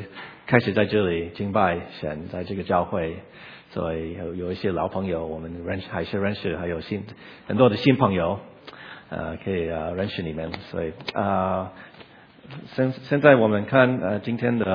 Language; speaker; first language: Chinese; non-native, learner; English